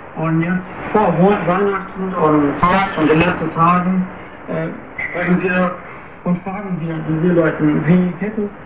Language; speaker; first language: German; non-native, fluent; Portuguese